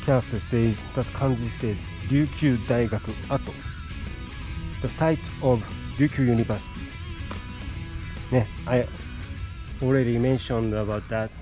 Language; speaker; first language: English; non-native, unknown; Japanese